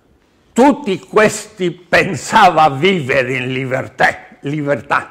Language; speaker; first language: Italian; non-native, learner; Spanish